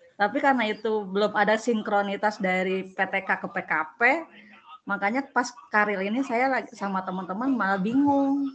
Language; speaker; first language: Indonesian; native; Indonesian